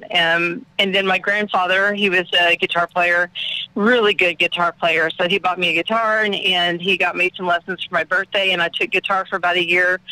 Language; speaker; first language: English; native; English